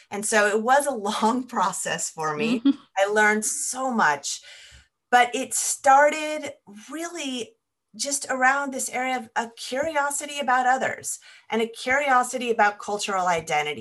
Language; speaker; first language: English; native; English